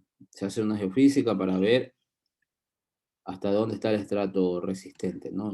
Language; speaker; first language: Spanish; native; Spanish